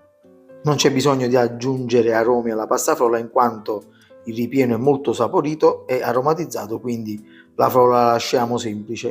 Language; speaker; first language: Italian; native; Italian